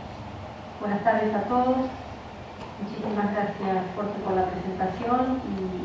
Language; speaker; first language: Spanish; native; Spanish